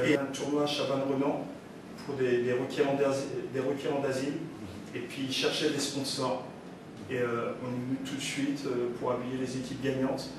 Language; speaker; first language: French; early bilingual, other home language; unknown